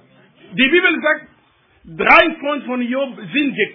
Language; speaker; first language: German; non-native, learner; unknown